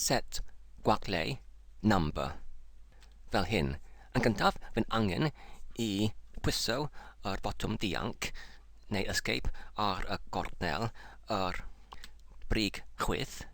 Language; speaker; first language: Welsh; non-native, learner; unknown